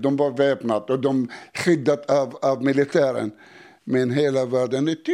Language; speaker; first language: Swedish; non-native, learner; Arabic